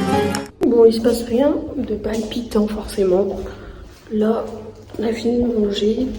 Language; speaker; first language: French; native; French